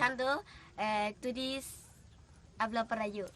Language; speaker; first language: Spanish; non-native, learner; Chinese